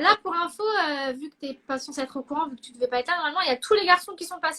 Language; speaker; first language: French; native; French